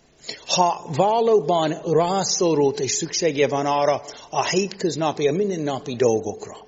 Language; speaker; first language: Hungarian; non-native, fluent; English